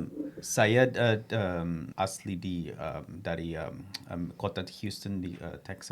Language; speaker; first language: Indonesian; non-native, local second language; Spanish